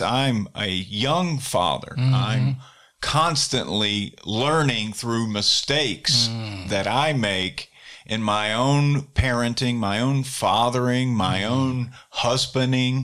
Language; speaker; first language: English; native; English